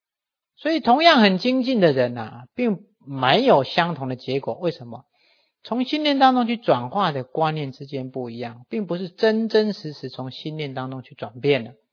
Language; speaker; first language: Chinese; native; Chinese